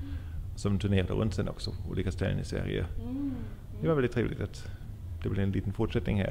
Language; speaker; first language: Swedish; native; Swedish